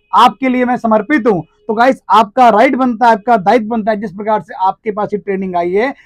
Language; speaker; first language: Hindi; native; Hindi